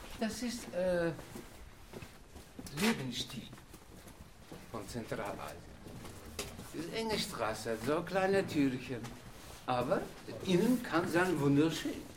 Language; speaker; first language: German; non-native, learner; Tajik